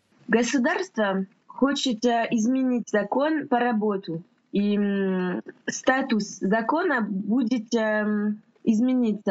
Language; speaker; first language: Russian; non-native, fluent; French